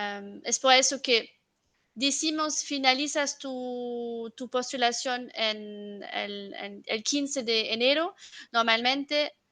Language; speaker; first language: Spanish; non-native, fluent; French